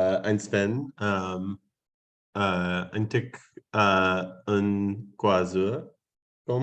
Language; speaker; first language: Vietnamese; non-native, learner; English